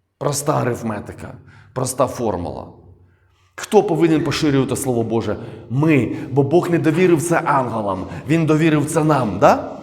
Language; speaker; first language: Ukrainian; non-native, local second language; Russian